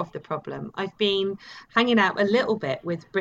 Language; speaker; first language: English; native; English